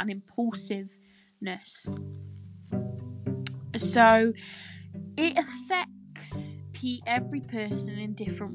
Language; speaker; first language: English; native; English